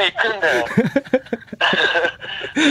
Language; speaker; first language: Japanese; native; Japanese